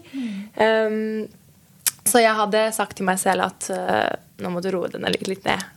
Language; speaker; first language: Norwegian; non-native, fluent; Serbian